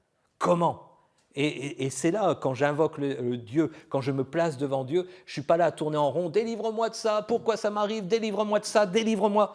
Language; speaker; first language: French; native; French